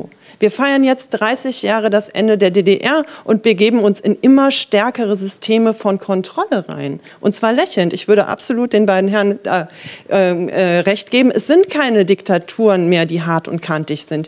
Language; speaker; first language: German; native; German